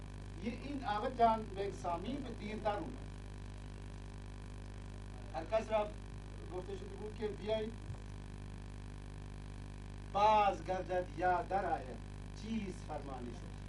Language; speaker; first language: Persian; non-native, fluent; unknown